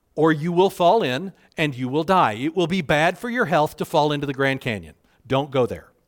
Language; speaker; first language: English; native; English